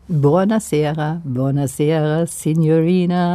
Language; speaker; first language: Italian; non-native, learner; German